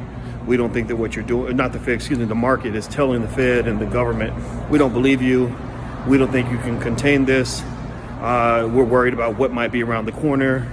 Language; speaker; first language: English; native; English